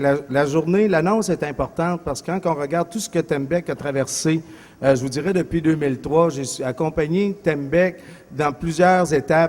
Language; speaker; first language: French; native; French